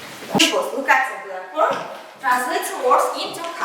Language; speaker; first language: English; non-native, learner; Kazakh